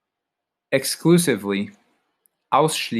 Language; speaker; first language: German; non-native, fluent; English